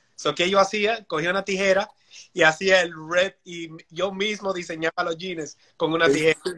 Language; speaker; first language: Spanish; early bilingual, heritage; Spanish